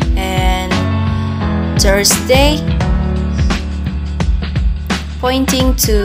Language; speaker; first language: English; non-native, learner; Indonesian